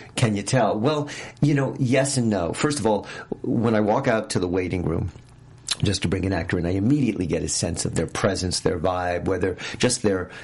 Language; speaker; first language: English; native; English